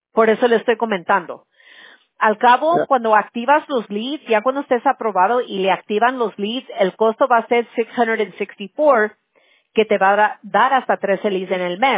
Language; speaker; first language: Spanish; early bilingual, other home language; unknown